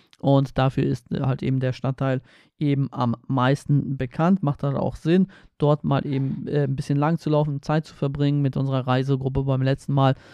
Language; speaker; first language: German; early bilingual, other home language; Polish